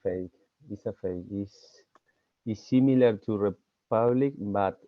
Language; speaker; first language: English; non-native, learner; Spanish